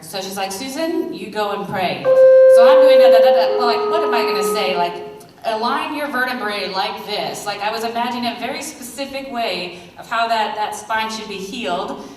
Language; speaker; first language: English; native; English